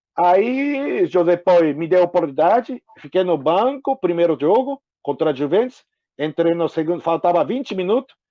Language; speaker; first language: Portuguese; non-native, fluent; Japanese